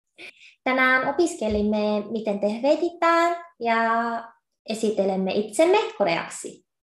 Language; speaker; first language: Finnish; non-native, fluent; Korean